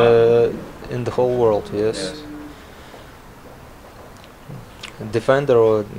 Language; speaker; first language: English; non-native, learner; Latvian